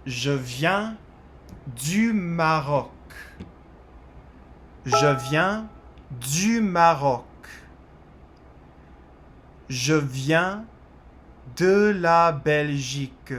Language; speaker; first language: French; non-native, fluent; English